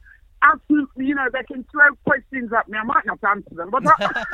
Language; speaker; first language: English; native; English